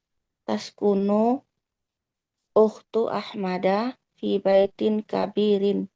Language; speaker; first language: Arabic; non-native, learner; Indonesian